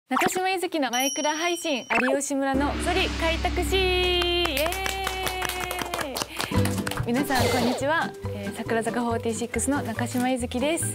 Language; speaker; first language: Japanese; native; Japanese